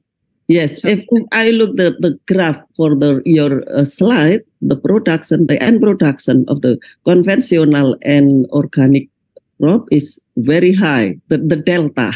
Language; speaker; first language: English; non-native, learner; Indonesian